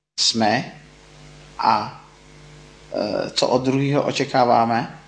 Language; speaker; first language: Czech; non-native, fluent; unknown